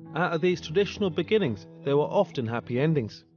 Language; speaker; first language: English; native; English